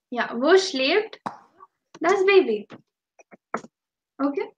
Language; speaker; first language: German; non-native, fluent; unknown